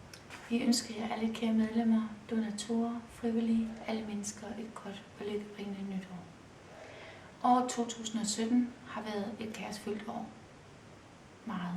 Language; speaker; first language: Danish; early bilingual, other home language; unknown